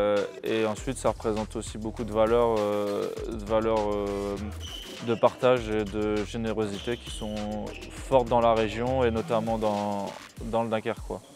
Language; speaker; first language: French; native; French